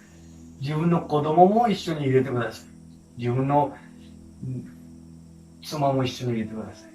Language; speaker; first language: Japanese; non-native, fluent; Hindi